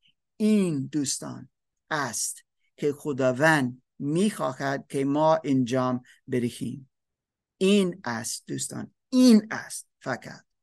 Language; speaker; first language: Persian; non-native, learner; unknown